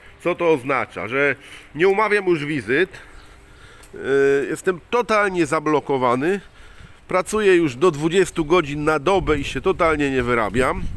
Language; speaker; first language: Polish; native; Polish